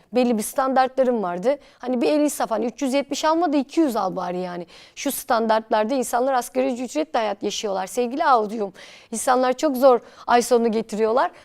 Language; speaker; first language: Turkish; native; Turkish